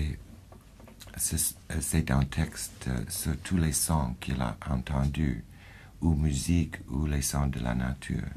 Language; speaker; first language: French; non-native, fluent; English